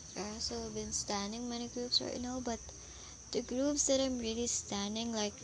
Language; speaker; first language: English; non-native, local second language; Filipino